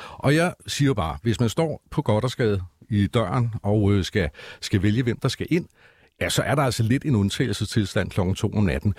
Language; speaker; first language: Danish; native; Danish